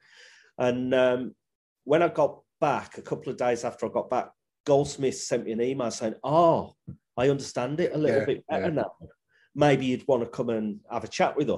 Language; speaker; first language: English; native; English